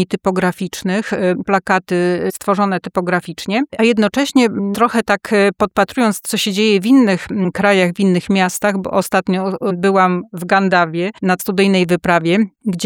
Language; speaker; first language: Polish; native; Polish